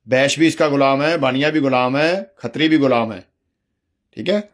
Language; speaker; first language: Hindi; non-native, local second language; Punjabi